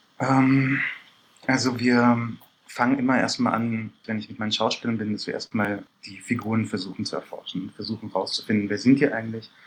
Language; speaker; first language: German; early bilingual, other home language; Persian